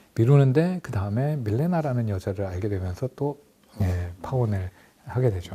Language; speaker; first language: Korean; native; Korean